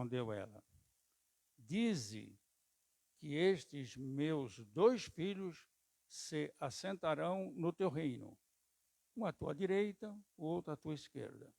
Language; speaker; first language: Portuguese; native; Portuguese